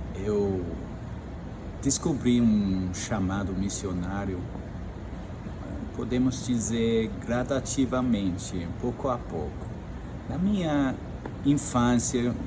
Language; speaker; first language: Portuguese; non-native, fluent; English